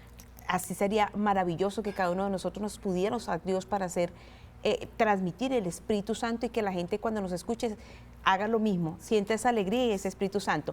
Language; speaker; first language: Spanish; native; Spanish